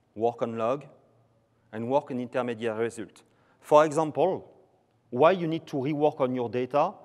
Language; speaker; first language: English; non-native, fluent; French